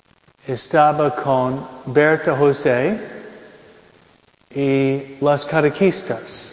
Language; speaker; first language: Spanish; non-native, fluent; English